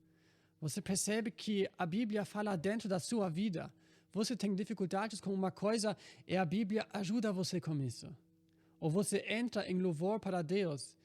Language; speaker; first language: Portuguese; non-native, fluent; German